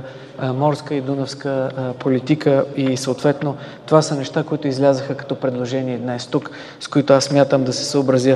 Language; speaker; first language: Bulgarian; native; Bulgarian